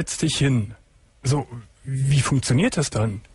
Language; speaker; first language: German; native; German